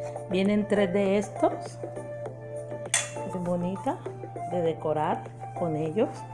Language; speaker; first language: Spanish; native; Spanish